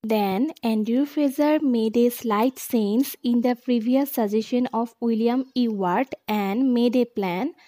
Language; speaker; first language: English; non-native, local second language; Assamese